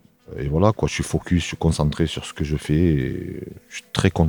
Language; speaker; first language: French; native; French